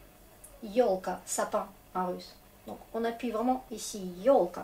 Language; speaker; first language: French; non-native, fluent; Russian